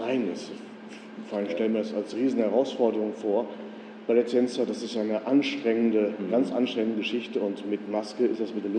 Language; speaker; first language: German; native; German